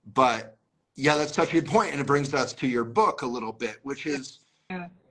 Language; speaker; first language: English; native; English